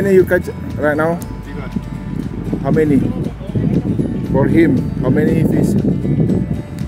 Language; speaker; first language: English; non-native, learner; Indonesian